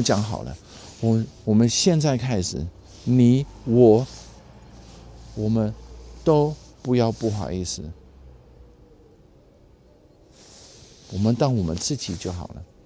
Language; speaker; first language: Chinese; non-native, fluent; Dutch